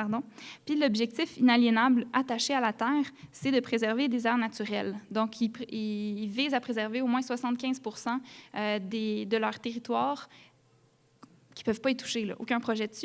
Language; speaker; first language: French; native; French